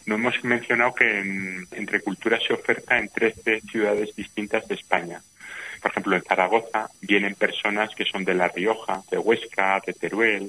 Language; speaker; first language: Spanish; native; Spanish